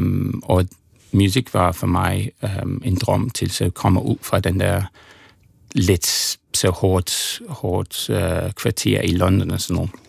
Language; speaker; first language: Danish; non-native, fluent; English